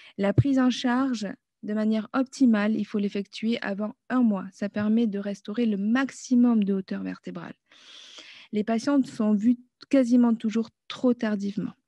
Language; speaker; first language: French; native; French